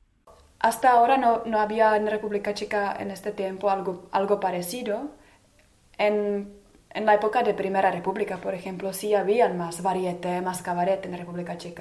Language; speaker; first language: Spanish; non-native, fluent; Czech